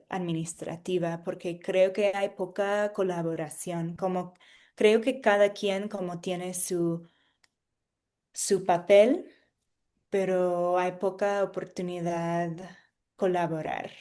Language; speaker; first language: Spanish; non-native, fluent; English